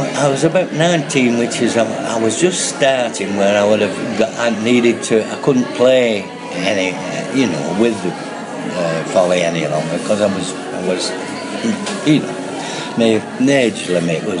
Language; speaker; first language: English; native; English